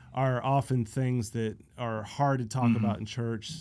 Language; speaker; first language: English; native; English